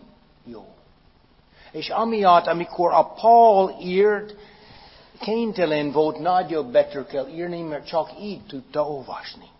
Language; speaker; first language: Hungarian; non-native, fluent; English